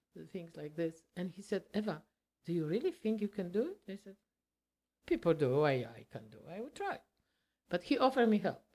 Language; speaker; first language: English; non-native, learner; Polish